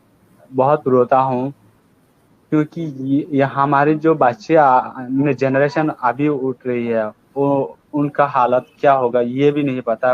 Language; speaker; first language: Hindi; non-native, learner; Rohingya